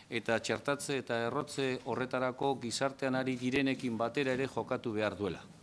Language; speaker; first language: Basque; native; Basque